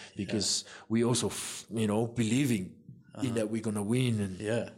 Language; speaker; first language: English; non-native, fluent; Samoan